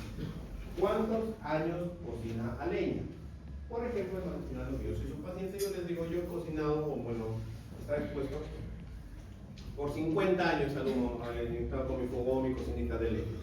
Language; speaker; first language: Spanish; native; Spanish